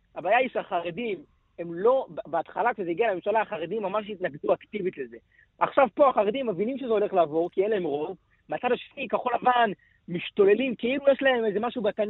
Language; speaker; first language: Hebrew; non-native, local second language; Yiddish